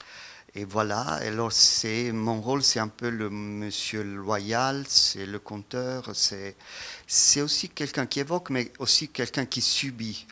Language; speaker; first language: French; non-native, fluent; Italian